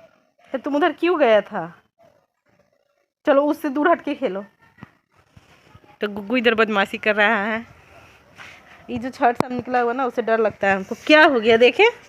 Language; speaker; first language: Hindi; native; Hindi